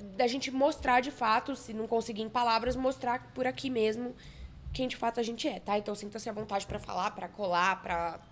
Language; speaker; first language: Portuguese; native; Portuguese